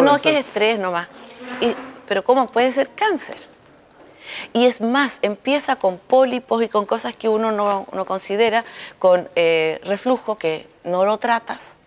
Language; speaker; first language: Spanish; native; Spanish